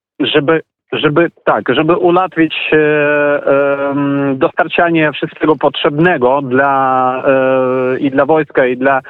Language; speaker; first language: Polish; non-native, fluent; Ukrainian